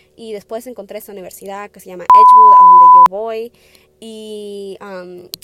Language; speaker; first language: Spanish; early bilingual, heritage; Spanish